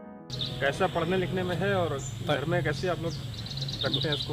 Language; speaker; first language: Hindi; native; Hindi